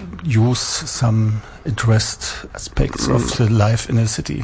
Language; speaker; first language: English; non-native, learner; German